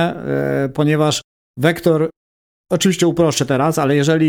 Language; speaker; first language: Polish; native; Polish